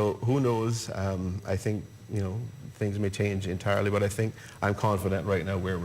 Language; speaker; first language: English; native; English